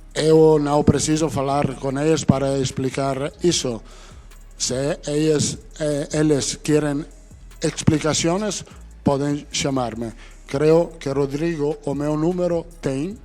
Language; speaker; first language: Portuguese; non-native, fluent; Italian